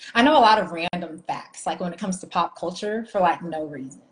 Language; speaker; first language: English; native; English